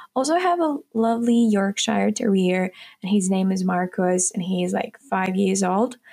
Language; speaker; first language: English; non-native, fluent; Ukrainian